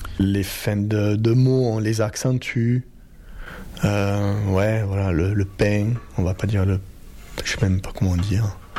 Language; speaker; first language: French; native; French